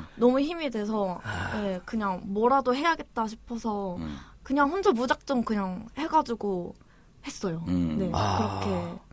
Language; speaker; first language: Korean; early bilingual, other home language; Chinese